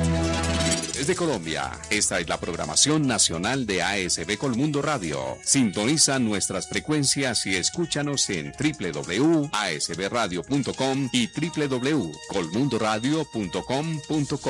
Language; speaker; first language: Spanish; native; Spanish